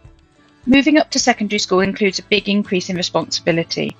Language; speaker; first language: English; native; English